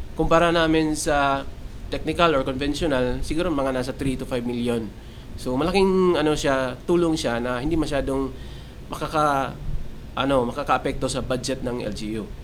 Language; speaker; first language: Filipino; non-native, local second language; Cebuano